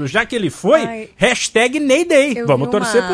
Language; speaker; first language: Portuguese; native; Portuguese